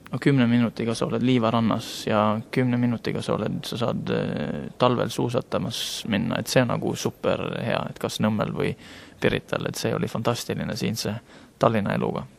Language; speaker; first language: Estonian; non-native, fluent; Norwegian